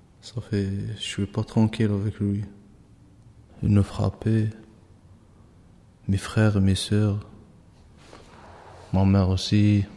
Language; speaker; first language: French; non-native, learner; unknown